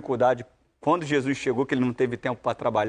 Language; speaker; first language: Portuguese; native; Portuguese